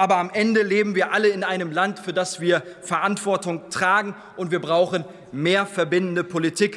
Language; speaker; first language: German; early bilingual, other home language; Turkish